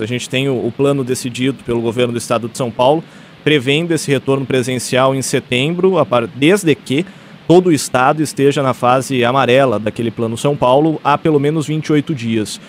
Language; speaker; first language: Portuguese; native; Portuguese